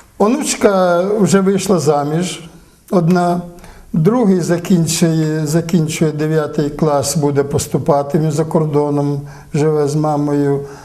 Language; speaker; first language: Ukrainian; native; Ukrainian